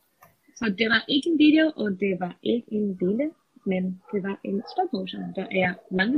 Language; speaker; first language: Danish; non-native, learner; Spanish